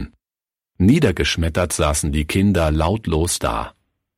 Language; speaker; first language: German; native; German